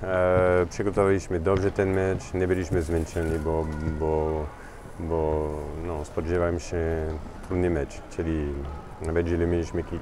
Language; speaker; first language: Polish; non-native, fluent; French